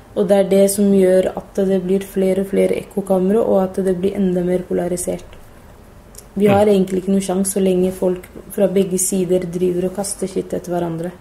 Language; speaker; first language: Norwegian; early bilingual, other home language; Somali